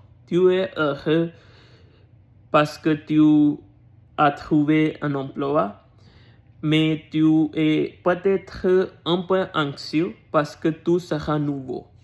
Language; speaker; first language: French; non-native, learner; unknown